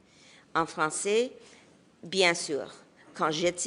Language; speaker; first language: French; non-native, local second language; English